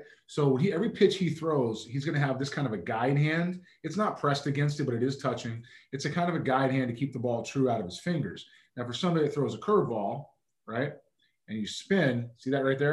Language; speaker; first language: English; native; English